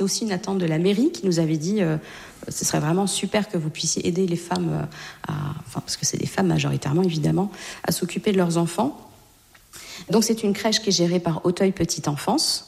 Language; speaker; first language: French; native; French